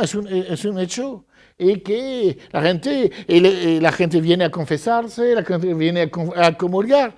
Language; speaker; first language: Spanish; non-native, fluent; French